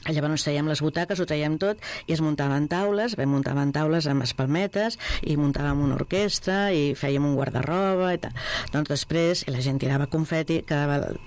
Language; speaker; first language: Catalan; non-native, local second language; Spanish